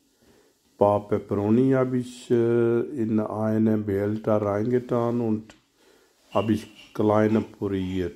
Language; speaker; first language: German; non-native, learner; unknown